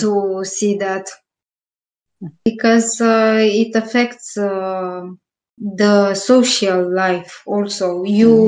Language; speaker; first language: English; non-native, learner; Romanian